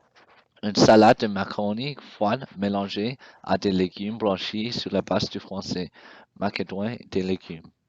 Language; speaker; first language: French; non-native, learner; English